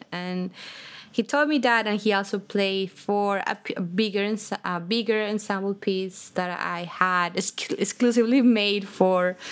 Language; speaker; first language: English; non-native, fluent; Spanish